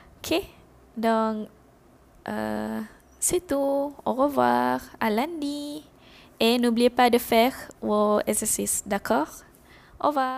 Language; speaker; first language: French; non-native, fluent; Malay